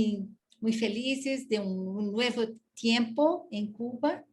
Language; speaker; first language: Spanish; non-native, learner; Portuguese